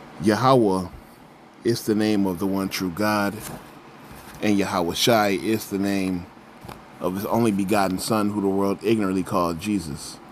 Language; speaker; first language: English; native; English